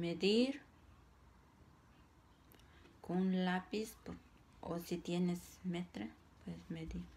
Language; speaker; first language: Spanish; non-native, local second language; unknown